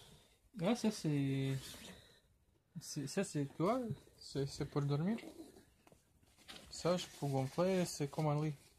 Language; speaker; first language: French; non-native, learner; Croatian